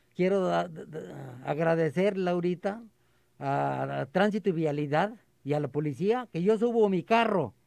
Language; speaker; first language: Spanish; native; Spanish